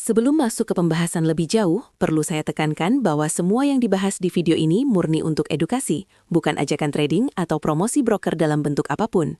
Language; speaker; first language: Indonesian; native; Indonesian